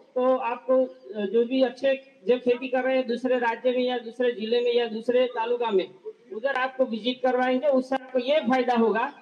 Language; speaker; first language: Hindi; non-native, local second language; Gujarati